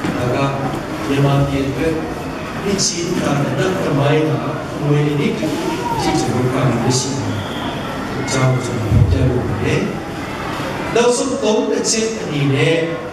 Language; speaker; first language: Burmese; non-native, local second language; Tedim Chin